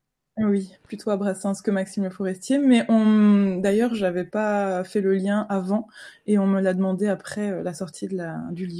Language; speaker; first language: French; native; French